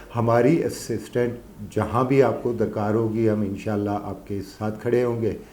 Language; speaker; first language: Urdu; non-native, local second language; Punjabi